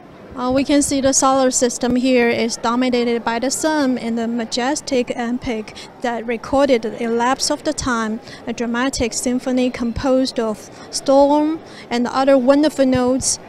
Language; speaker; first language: English; non-native, fluent; Chinese